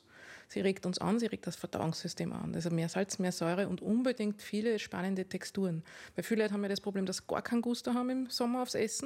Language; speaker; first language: German; native; German